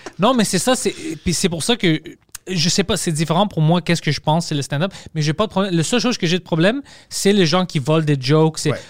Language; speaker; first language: French; early bilingual, other home language; Greek